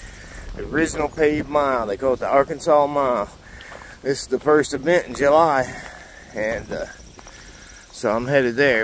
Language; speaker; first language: English; native; English